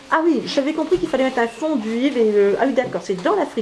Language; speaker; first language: French; native; French